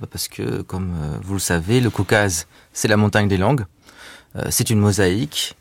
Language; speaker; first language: French; native; French